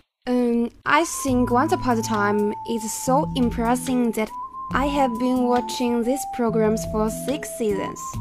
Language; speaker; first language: English; non-native, fluent; Chinese